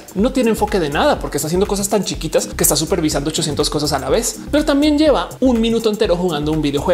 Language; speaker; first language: Spanish; native; Spanish